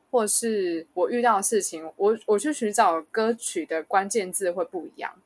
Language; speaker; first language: Chinese; native; Chinese